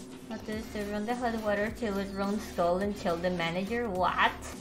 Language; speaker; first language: English; non-native, learner; Spanish